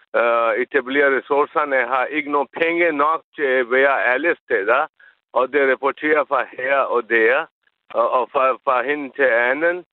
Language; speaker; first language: Danish; non-native, learner; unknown